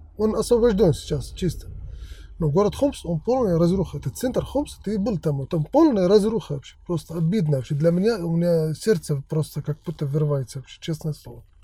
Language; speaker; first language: Russian; non-native, fluent; Arabic